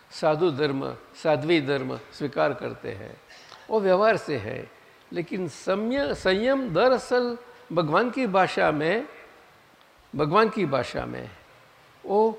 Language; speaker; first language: Hindi; non-native, local second language; Gujarati